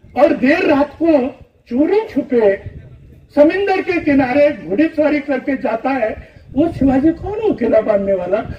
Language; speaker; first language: Hindi; non-native, local second language; Marathi